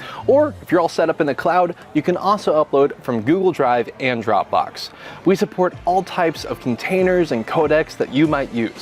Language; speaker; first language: English; native; English